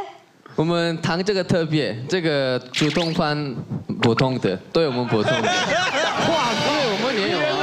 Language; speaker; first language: Chinese; non-native, learner; Korean